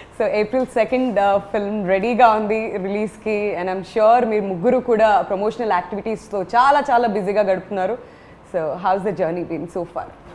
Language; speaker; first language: Telugu; native; Telugu